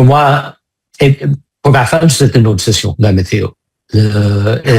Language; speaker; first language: French; non-native, fluent; English